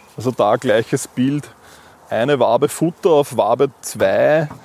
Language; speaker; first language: German; native; German